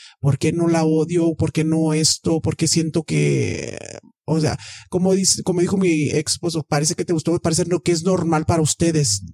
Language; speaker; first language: Spanish; early bilingual, heritage; Spanish